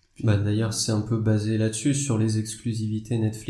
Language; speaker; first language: French; native; French